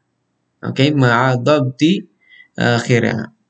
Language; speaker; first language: Arabic; non-native, fluent; Filipino